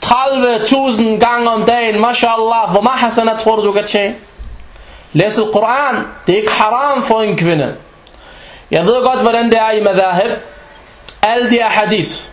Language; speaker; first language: Danish; non-native, fluent; Arabic